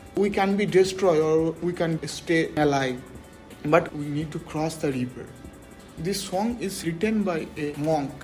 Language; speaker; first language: English; non-native, local second language; Bangla